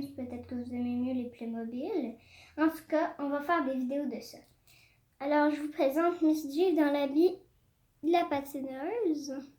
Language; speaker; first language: French; native; French